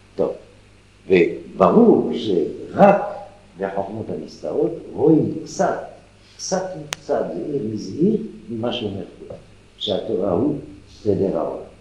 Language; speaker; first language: Hebrew; non-native, fluent; French